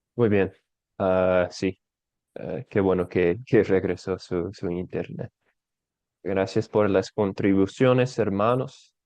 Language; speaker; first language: Spanish; non-native, fluent; English